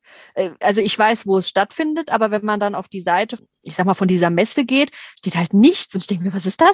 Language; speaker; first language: German; native; German